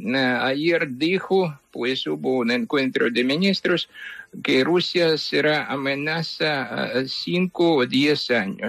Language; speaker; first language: Spanish; non-native, fluent; Ukrainian